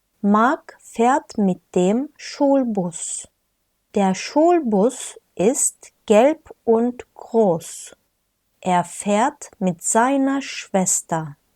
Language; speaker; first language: German; non-native, fluent; Turkish